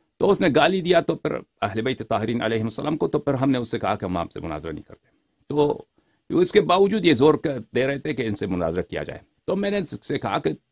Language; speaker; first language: Urdu; non-native, fluent; Persian